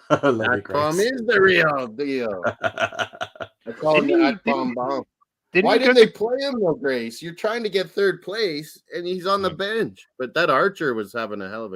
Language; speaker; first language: English; native; English